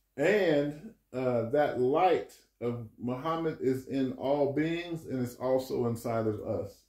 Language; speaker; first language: English; native; English